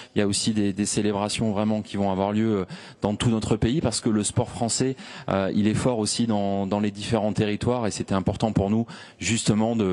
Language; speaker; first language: French; native; French